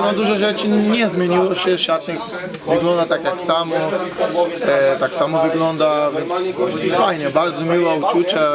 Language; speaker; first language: Polish; non-native, fluent; Portuguese